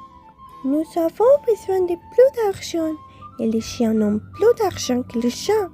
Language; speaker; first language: French; non-native, fluent; Spanish